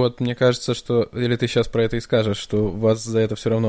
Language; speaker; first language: Russian; native; Russian